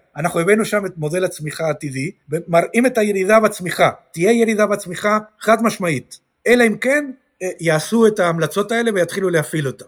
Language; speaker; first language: Hebrew; non-native, fluent; Spanish